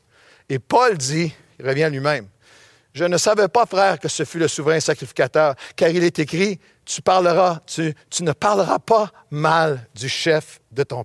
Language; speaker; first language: French; native; French